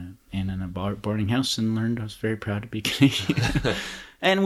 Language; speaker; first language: English; native; English